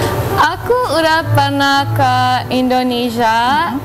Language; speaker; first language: Indonesian; non-native, learner; English